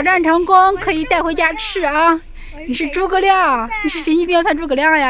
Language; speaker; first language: Chinese; native; Chinese